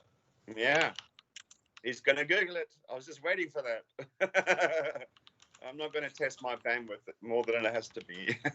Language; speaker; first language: English; native; English